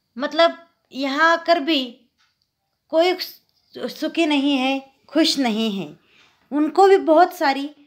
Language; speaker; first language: Hindi; non-native, local second language; Marathi